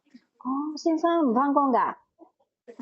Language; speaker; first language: Cantonese; native; Cantonese